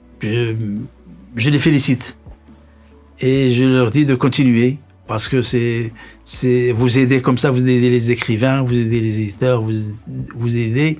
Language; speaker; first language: French; non-native, local second language; Arabic